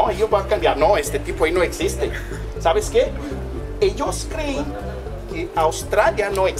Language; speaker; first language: Spanish; non-native, fluent; Portuguese